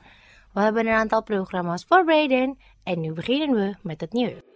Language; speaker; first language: Dutch; non-native, fluent; Indonesian